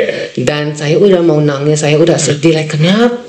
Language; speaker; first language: Indonesian; non-native, fluent; Dutch